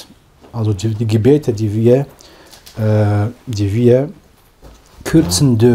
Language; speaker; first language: German; non-native, fluent; Arabic